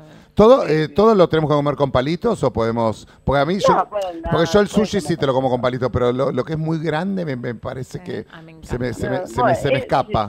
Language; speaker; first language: Spanish; native; Spanish